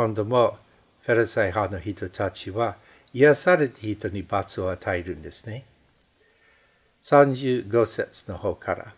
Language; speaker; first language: Japanese; non-native, fluent; English